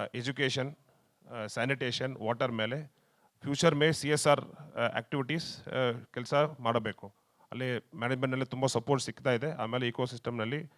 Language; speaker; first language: Kannada; non-native, learner; Tamil